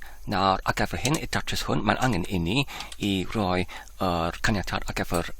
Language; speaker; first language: Welsh; non-native, fluent; English